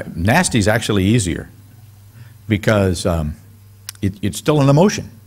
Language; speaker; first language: English; native; English